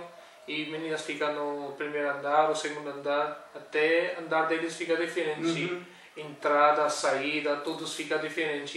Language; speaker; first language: Portuguese; non-native, learner; Urdu